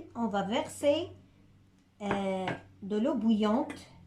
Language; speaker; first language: French; non-native, local second language; Arabic